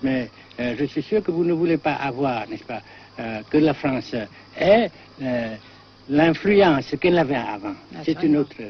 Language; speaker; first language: French; non-native, local second language; Vietnamese